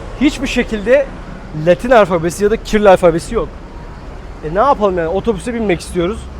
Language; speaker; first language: Turkish; native; Turkish